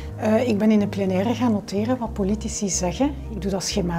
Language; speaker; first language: Dutch; native; Dutch